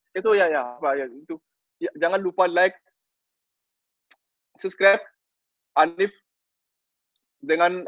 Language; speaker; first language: Indonesian; non-native, learner; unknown